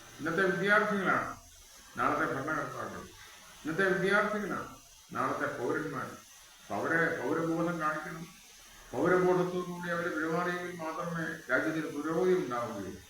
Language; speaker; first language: Malayalam; native; Malayalam